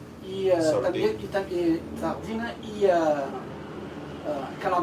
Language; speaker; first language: Spanish; non-native, learner; French